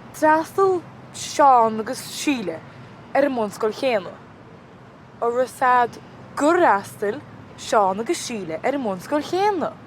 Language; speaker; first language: Irish; native; Irish